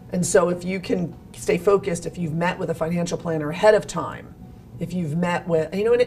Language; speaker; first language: English; native; English